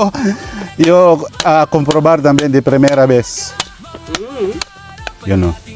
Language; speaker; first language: Spanish; non-native, learner; Filipino